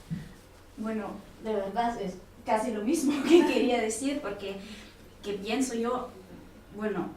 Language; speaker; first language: Spanish; non-native, fluent; German